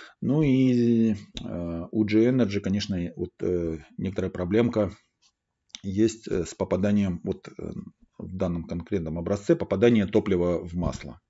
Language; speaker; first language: Russian; native; Russian